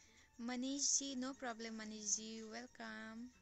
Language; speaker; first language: Hindi; non-native, local second language; Bangla